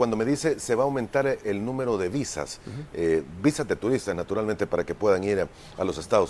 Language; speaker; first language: Spanish; native; Spanish